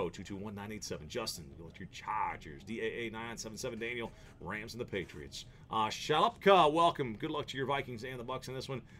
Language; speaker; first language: English; native; English